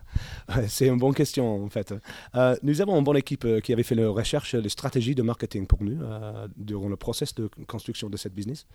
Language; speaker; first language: French; non-native, learner; English